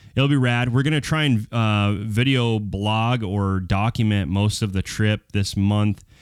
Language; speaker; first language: English; native; English